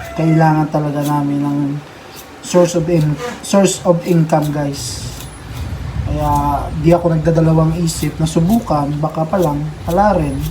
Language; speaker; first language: Filipino; non-native, local second language; Hiligaynon